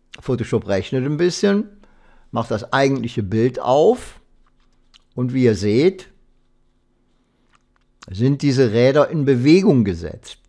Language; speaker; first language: German; native; German